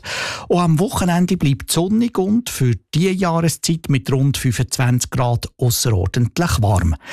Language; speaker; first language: German; native; German